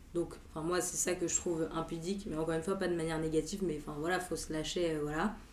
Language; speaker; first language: French; native; French